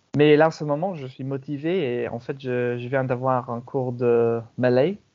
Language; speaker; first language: French; non-native, fluent; English